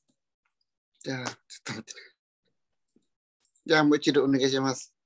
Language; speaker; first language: Japanese; non-native, learner; Filipino